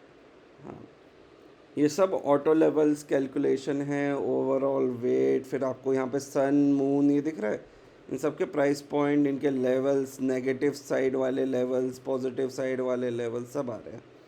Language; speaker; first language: Hindi; native; Hindi